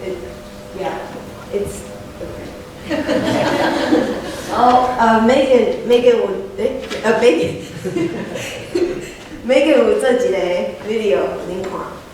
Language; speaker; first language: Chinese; early bilingual, heritage; Chinese